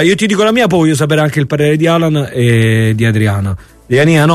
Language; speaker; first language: Italian; native; Italian